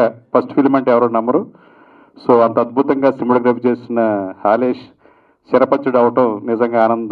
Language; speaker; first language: Telugu; native; Telugu